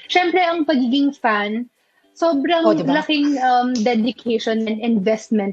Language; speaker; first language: Filipino; native; Filipino